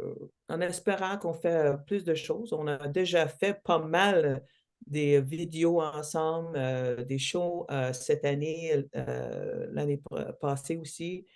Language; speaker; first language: French; non-native, local second language; English